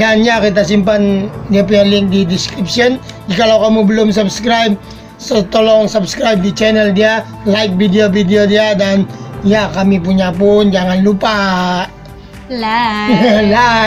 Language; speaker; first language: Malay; non-native, learner; Filipino